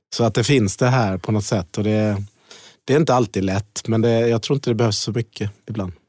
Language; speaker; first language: Swedish; native; Swedish